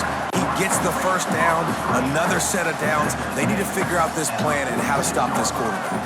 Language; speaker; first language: English; native; English